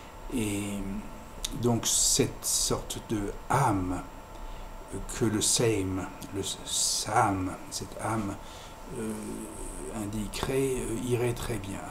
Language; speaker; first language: French; native; French